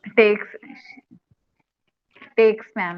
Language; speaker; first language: English; non-native, learner; Hindi